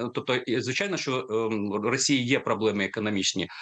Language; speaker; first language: Ukrainian; native; Ukrainian